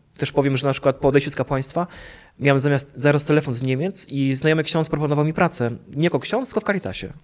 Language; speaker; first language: Polish; native; Polish